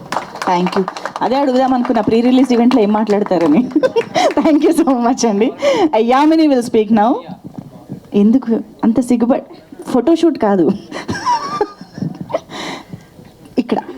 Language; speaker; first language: Telugu; native; Telugu